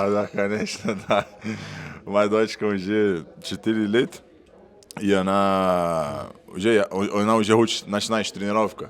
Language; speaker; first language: Russian; non-native, learner; Portuguese